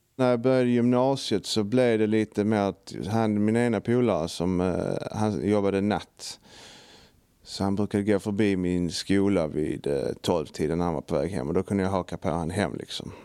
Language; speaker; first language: Swedish; native; Swedish